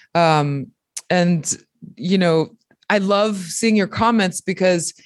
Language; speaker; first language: English; early bilingual, other home language; Spanish